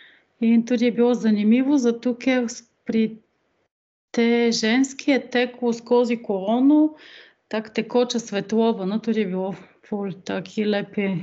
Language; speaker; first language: Slovenian; non-native, fluent; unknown